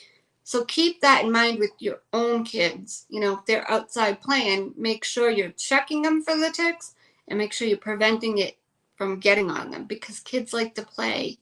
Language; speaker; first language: English; native; English